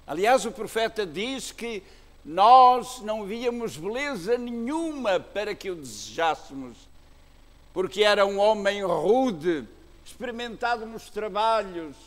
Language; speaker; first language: Portuguese; native; Portuguese